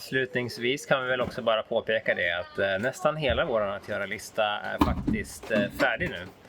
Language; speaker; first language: Swedish; native; Swedish